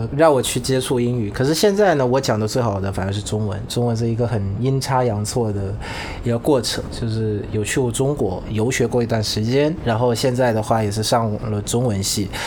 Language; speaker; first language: Chinese; non-native, fluent; Vietnamese